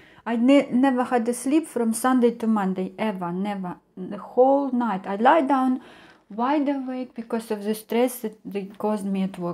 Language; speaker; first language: English; non-native, fluent; Russian